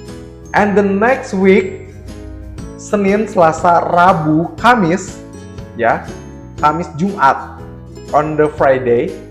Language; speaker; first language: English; non-native, learner; Indonesian